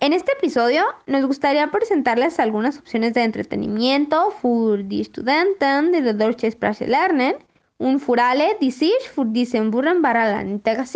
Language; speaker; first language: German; non-native, learner; Spanish